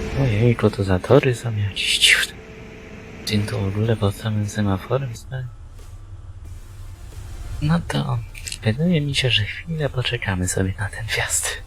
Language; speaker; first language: Polish; native; Polish